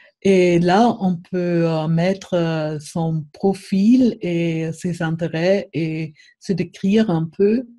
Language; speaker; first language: French; non-native, fluent; German